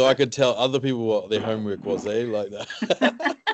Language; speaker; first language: English; native; English